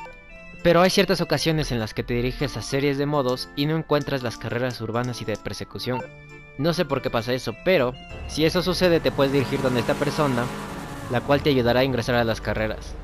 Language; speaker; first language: Spanish; native; Spanish